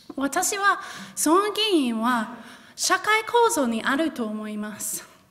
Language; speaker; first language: Japanese; non-native, fluent; English